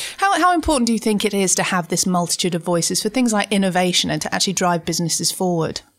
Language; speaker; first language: English; native; English